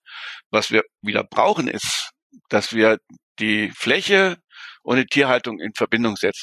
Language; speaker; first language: German; native; German